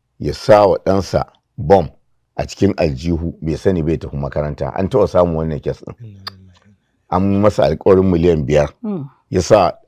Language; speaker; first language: Hausa; native; Hausa